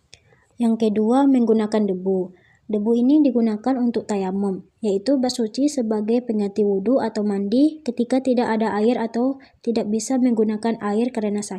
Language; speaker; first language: Indonesian; native; Indonesian